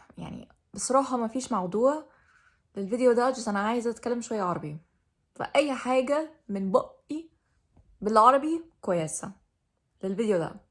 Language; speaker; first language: Egyptian Arabic; non-native, learner; English